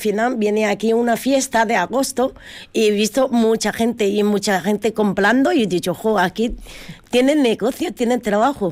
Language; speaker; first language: Spanish; non-native, learner; Chinese